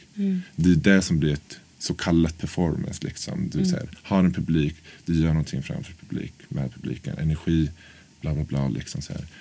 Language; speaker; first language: Swedish; native; Swedish